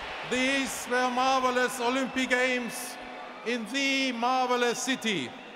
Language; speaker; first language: English; non-native, fluent; German